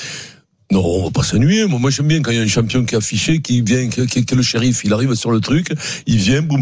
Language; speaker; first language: French; native; French